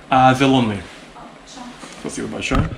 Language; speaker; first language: Russian; non-native, learner; English